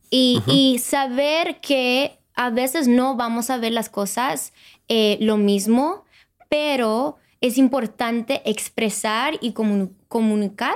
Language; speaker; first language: Spanish; early bilingual, other home language; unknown